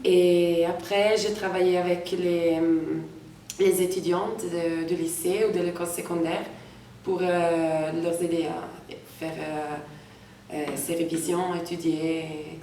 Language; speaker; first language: French; non-native, fluent; Italian